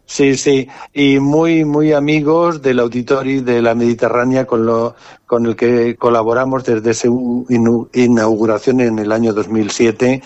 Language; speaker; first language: Spanish; native; Spanish